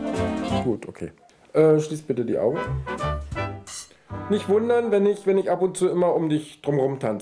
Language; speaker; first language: German; native; German